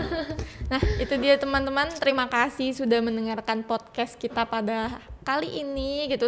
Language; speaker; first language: Indonesian; native; Indonesian